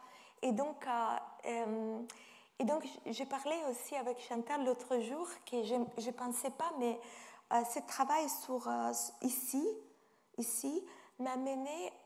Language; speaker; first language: French; non-native, fluent; Italian